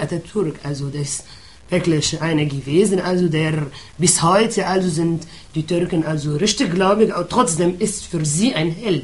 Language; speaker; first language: German; non-native, fluent; Arabic